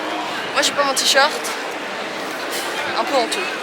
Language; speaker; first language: French; native; French